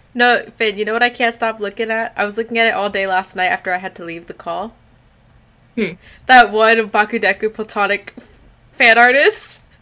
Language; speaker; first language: English; early bilingual, other home language; Spanish